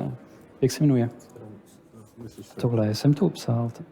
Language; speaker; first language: Czech; non-native, learner; French